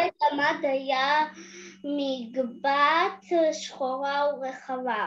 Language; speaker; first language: Hebrew; non-native, learner; Russian